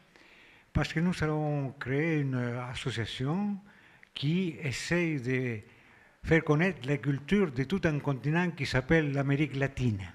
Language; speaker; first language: French; non-native, fluent; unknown